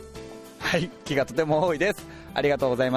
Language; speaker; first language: Japanese; native; Japanese